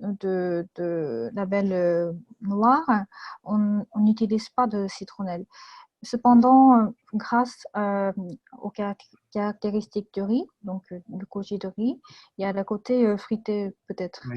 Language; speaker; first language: French; non-native, fluent; Japanese